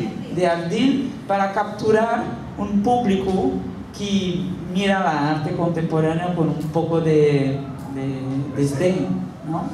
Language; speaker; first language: Spanish; non-native, fluent; Portuguese